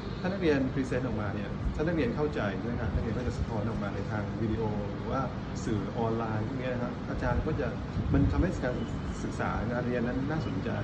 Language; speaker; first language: Thai; native; Thai